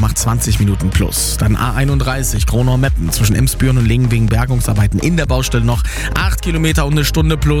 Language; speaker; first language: German; native; German